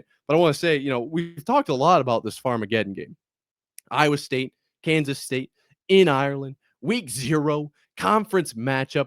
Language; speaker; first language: English; native; English